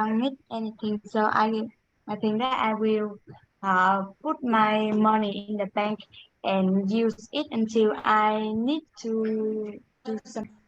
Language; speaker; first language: English; non-native, learner; Vietnamese